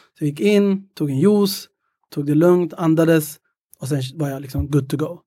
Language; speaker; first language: Swedish; early bilingual, other home language; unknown